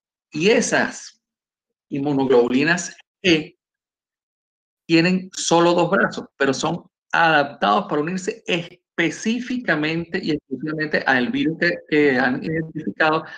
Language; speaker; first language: Spanish; native; Spanish